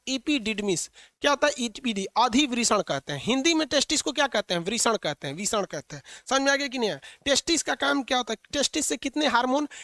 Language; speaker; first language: Hindi; native; Hindi